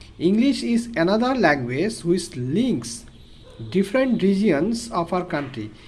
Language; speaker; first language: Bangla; native; Bangla